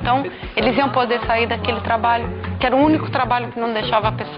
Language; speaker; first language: Portuguese; native; Portuguese